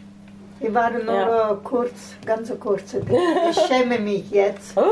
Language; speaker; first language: German; non-native, fluent; Italian